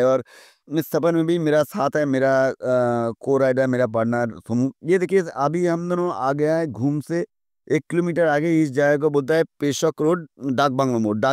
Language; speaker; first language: Hindi; non-native, local second language; Bangla